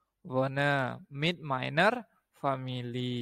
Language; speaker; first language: German; non-native, learner; Indonesian